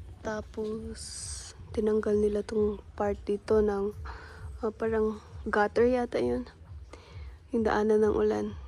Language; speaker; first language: Filipino; native; Filipino